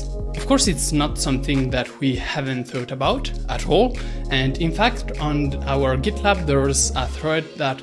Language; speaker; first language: English; non-native, fluent; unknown